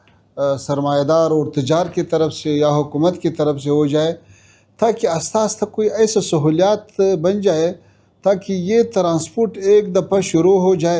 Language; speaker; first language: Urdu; non-native, fluent; Pashto